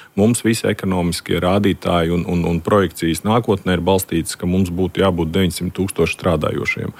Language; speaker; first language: Latvian; native; Latvian